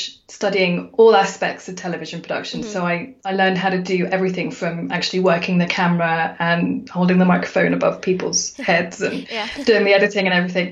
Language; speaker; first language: English; native; English